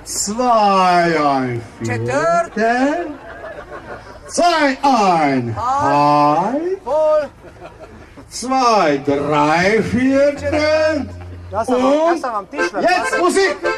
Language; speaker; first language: German; non-native, learner; Slovenian